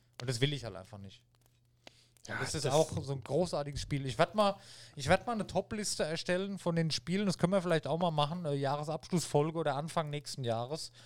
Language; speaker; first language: German; native; German